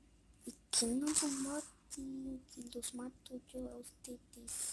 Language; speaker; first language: Spanish; native; Spanish